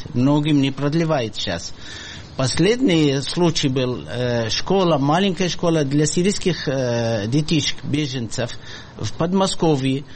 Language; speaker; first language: Russian; non-native, fluent; Arabic